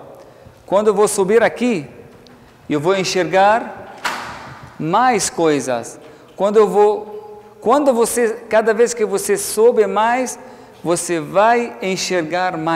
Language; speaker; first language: Portuguese; non-native, learner; Arabic